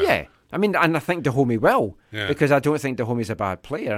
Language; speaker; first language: English; native; English